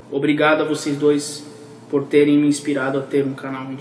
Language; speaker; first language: Portuguese; native; Portuguese